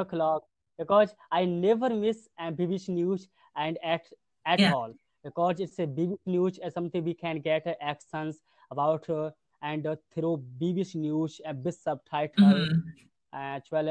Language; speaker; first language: English; non-native, learner; Hindi